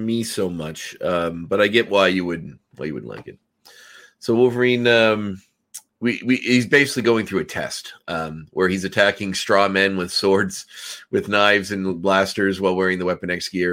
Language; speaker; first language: English; native; English